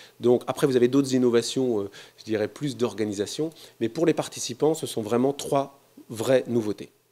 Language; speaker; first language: French; native; French